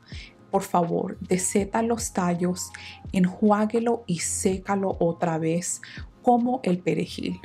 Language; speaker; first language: Spanish; non-native, fluent; English